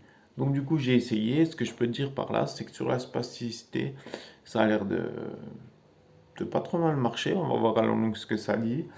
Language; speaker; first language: French; native; French